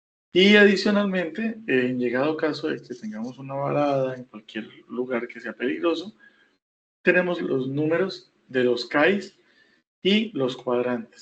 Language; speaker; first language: Spanish; native; Spanish